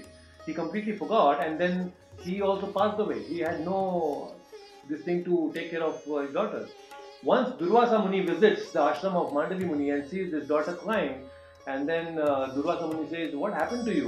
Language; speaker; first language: English; non-native, local second language; Kannada